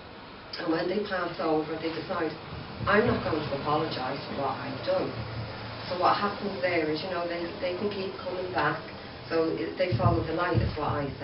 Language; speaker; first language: English; native; English